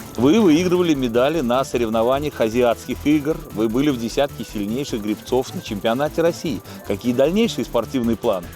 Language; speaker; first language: Russian; native; Russian